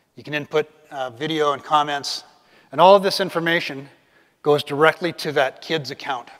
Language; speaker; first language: English; native; English